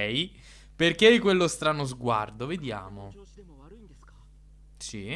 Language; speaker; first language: Italian; native; Italian